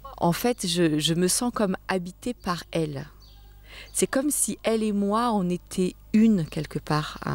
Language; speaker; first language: French; native; French